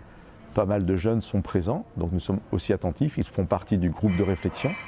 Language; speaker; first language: French; native; French